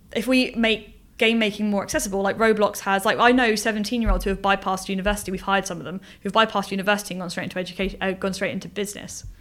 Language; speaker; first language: English; native; English